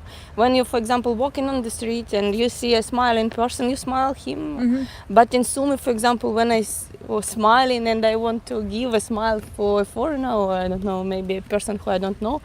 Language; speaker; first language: English; non-native, fluent; Russian